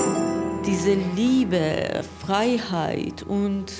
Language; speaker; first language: German; non-native, learner; Persian